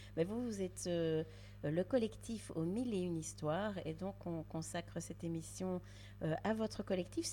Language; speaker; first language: French; native; French